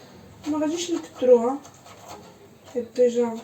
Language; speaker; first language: Arabic; native; Arabic